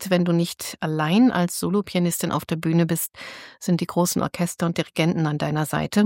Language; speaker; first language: German; native; German